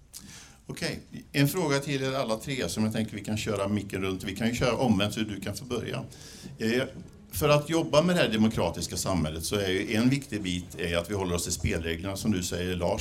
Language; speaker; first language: Swedish; native; Swedish